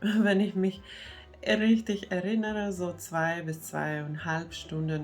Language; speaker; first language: German; non-native, fluent; Finnish